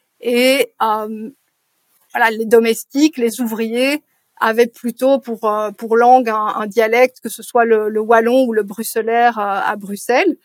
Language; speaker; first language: French; native; French